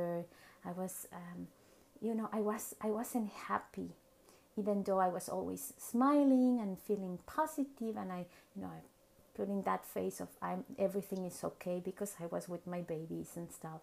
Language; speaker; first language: English; non-native, fluent; Spanish